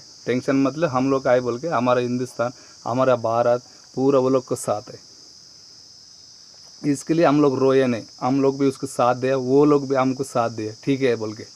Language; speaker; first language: Hindi; non-native, local second language; Telugu